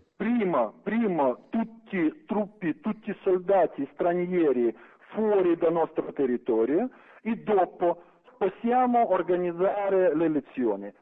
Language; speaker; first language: Italian; non-native, fluent; Ukrainian